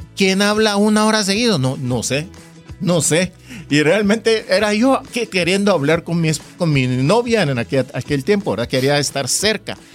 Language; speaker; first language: Spanish; non-native, fluent; Korean